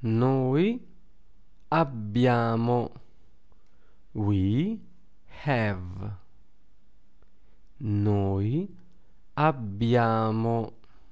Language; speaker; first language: Italian; non-native, fluent; English